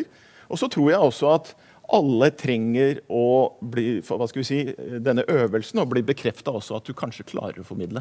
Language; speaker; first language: Norwegian; native; Norwegian